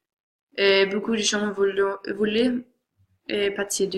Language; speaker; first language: French; non-native, learner; Swedish